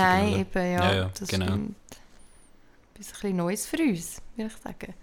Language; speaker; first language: German; native; German